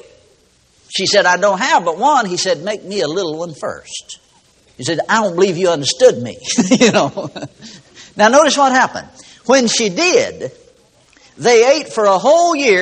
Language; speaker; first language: English; native; English